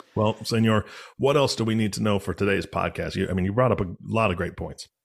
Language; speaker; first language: English; native; English